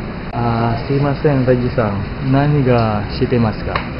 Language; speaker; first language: Japanese; non-native, learner; Filipino